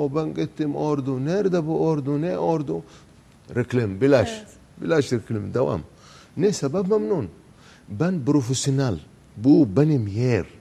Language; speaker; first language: Turkish; non-native, learner; Arabic